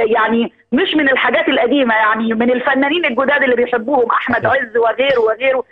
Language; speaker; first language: Arabic; native; Arabic